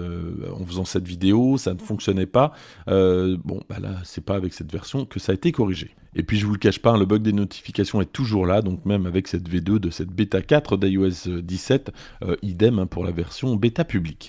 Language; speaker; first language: French; native; French